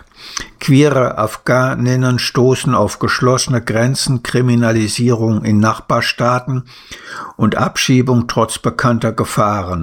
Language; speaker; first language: German; native; German